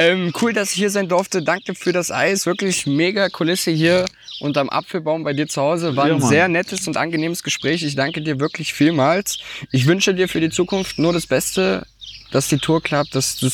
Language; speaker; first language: German; native; German